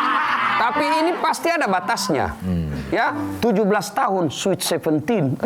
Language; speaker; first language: Indonesian; native; Indonesian